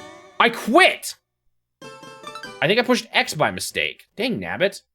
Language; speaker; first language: English; native; English